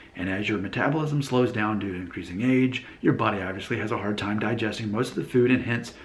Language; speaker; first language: English; native; English